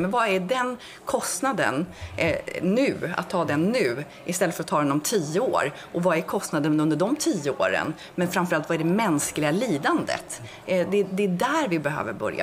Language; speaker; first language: Swedish; native; Swedish